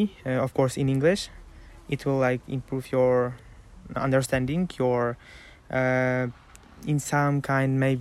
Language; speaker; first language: English; non-native, learner; Ukrainian